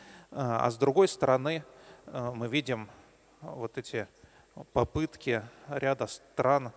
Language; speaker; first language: Russian; native; Russian